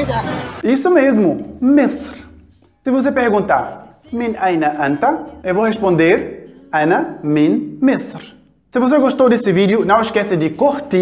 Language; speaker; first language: Portuguese; non-native, fluent; Arabic